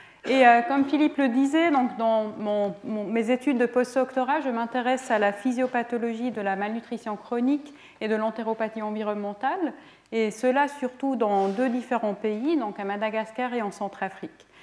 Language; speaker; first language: French; non-native, fluent; Swiss German